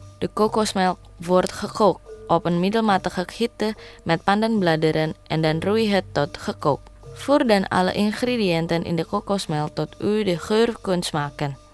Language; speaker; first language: Dutch; non-native, fluent; Indonesian